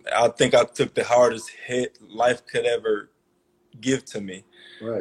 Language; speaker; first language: English; early bilingual, other home language; Portuguese